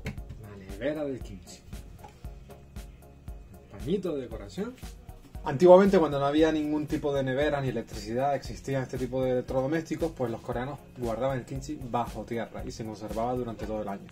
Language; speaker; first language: Spanish; native; Spanish